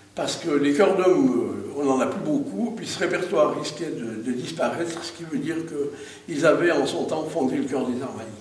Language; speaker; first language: French; native; French